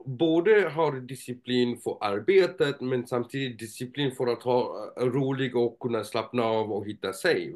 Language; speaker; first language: Swedish; non-native, fluent; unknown